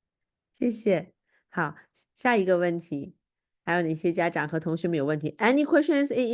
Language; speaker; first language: Chinese; native; Chinese